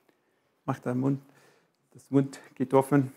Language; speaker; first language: German; non-native, fluent; English